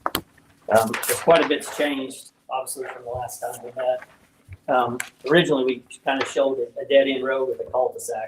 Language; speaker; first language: English; native; English